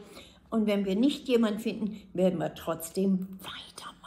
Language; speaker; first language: German; non-native, fluent; English